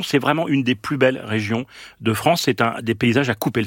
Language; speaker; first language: French; native; French